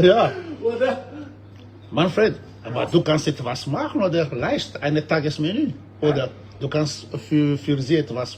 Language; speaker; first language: German; non-native, fluent; Malagasy